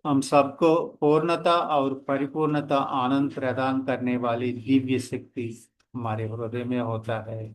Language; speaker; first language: Hindi; non-native, local second language; Telugu